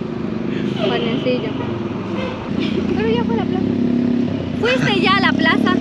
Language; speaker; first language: Spanish; native; Spanish